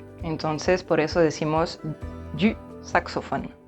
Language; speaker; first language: Spanish; non-native, fluent; French